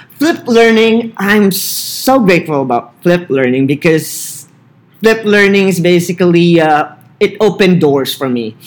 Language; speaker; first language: English; non-native, local second language; Filipino